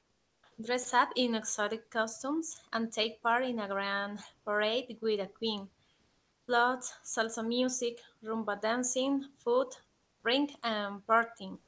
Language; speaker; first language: English; non-native, learner; Spanish